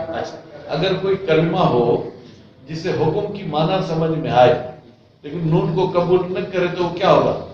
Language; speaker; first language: Urdu; non-native, local second language; Sindhi